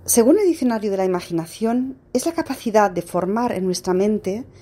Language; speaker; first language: Spanish; non-native, local second language; Catalan